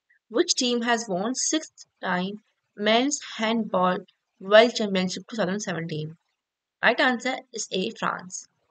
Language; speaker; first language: English; non-native, local second language; Urdu